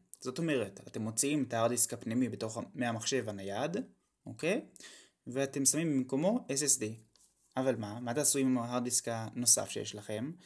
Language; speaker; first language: Hebrew; native; Hebrew